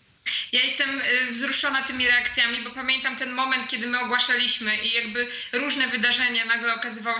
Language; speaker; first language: Polish; native; Polish